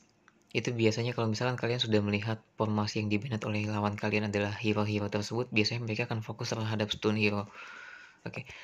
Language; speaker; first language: Indonesian; native; Indonesian